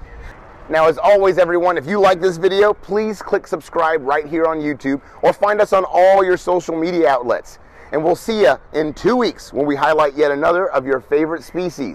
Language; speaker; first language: English; native; English